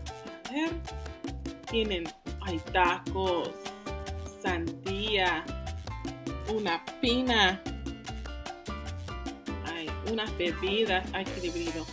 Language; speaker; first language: Spanish; non-native, fluent; English